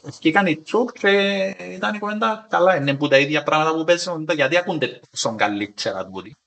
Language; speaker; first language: Greek; native; Greek